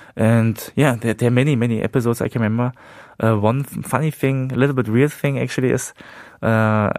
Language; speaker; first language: English; early bilingual, heritage; Korean